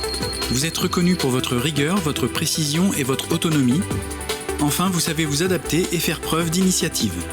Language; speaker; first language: French; native; French